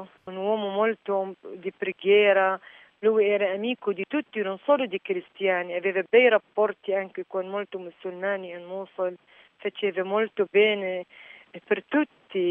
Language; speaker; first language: Italian; non-native, fluent; Arabic